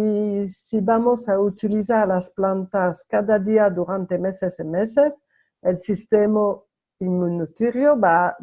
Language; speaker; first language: Spanish; non-native, learner; French